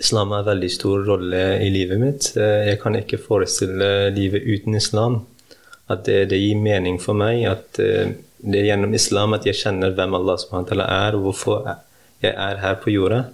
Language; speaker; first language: Norwegian; early bilingual, heritage; Norwegian